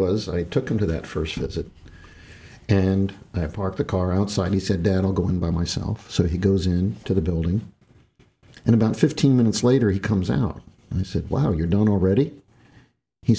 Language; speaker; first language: English; native; English